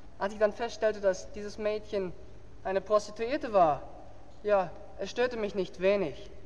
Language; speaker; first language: German; native; German